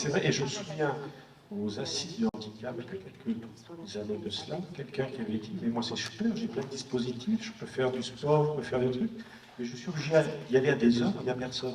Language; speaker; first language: French; native; French